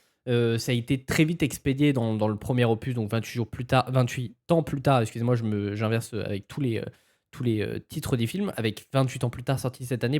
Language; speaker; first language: French; native; French